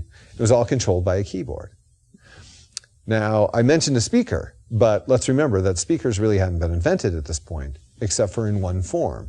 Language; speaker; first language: English; native; English